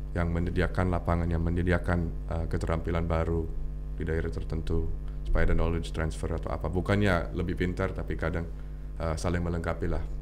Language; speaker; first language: Indonesian; non-native, fluent; English